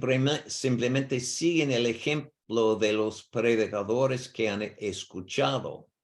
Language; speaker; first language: Spanish; non-native, learner; English